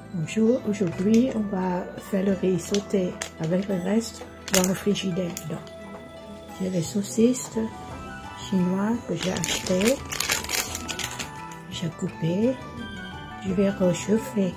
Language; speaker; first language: French; non-native, learner; Vietnamese